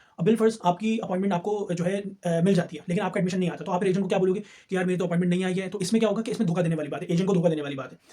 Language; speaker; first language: Urdu; native; Urdu